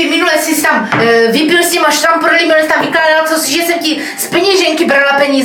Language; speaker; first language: Czech; native; Czech